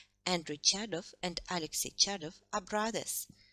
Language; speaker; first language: English; non-native, fluent; Russian